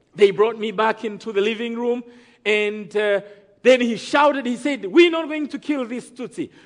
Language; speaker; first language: English; non-native, local second language; Kinyarwanda